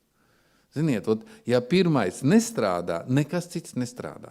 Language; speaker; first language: Latvian; non-native, local second language; Russian